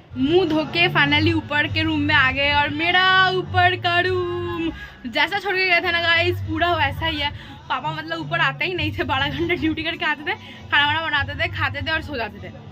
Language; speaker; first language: Hindi; non-native, local second language; Bangla